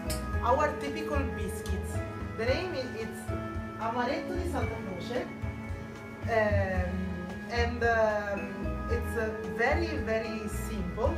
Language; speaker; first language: English; non-native, learner; Italian